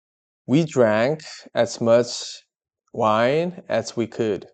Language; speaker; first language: English; non-native, learner; Korean